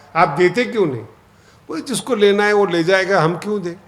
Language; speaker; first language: Hindi; non-native, local second language; Marathi